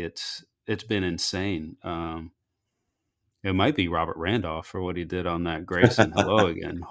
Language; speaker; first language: English; native; English